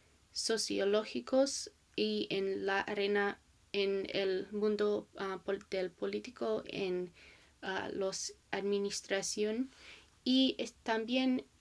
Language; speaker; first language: Spanish; non-native, learner; English